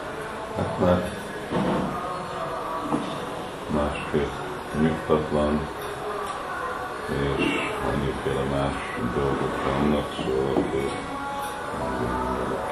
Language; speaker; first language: Hungarian; early bilingual, heritage; Hungarian